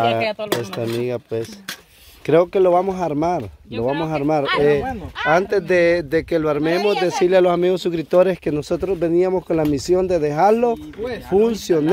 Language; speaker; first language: Spanish; native; Spanish